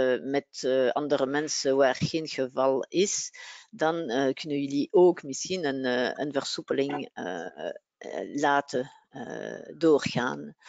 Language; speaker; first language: Dutch; non-native, local second language; French